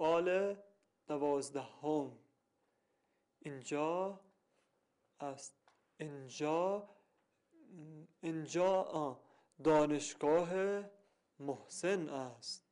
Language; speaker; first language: Persian; non-native, learner; Arabic